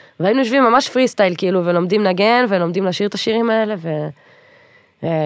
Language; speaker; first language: Hebrew; native; Hebrew